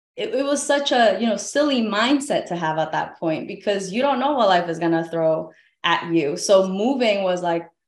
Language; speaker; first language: English; early bilingual, other home language; Spanish